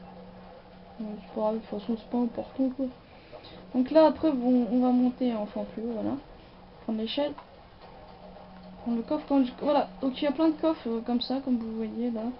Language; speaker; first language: French; native; French